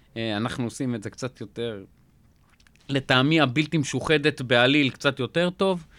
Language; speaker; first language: Hebrew; native; Hebrew